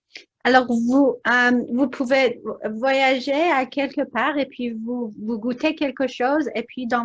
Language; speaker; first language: French; non-native, learner; English